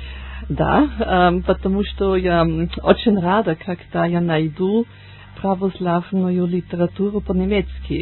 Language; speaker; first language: Russian; non-native, learner; German